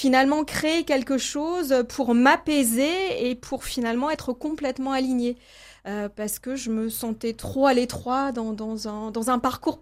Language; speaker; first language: French; native; French